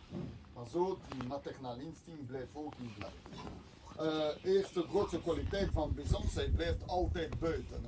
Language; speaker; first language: Dutch; non-native, learner; French